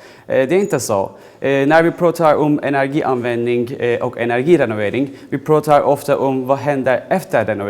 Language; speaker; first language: Swedish; non-native, fluent; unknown